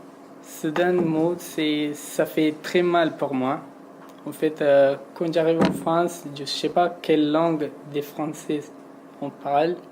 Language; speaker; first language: French; non-native, learner; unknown